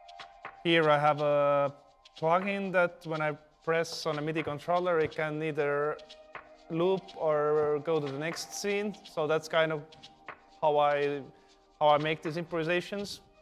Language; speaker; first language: English; non-native, fluent; Estonian